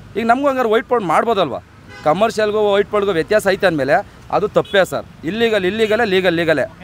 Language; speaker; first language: Kannada; native; Kannada